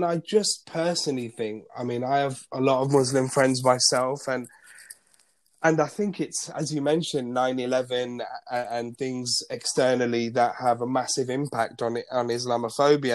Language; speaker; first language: English; non-native, local second language; Gujarati